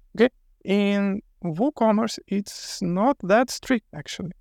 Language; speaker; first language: English; non-native, fluent; Lithuanian